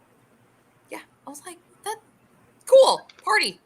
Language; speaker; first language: English; native; English